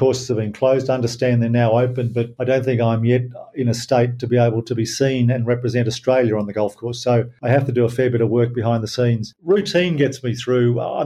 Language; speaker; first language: English; native; English